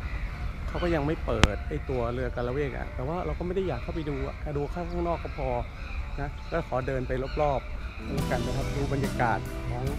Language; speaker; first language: Thai; native; Thai